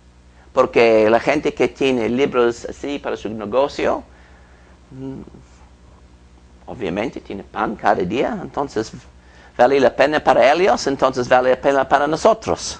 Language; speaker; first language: Spanish; non-native, fluent; English